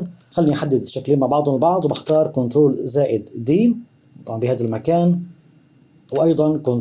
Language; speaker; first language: Arabic; native; Arabic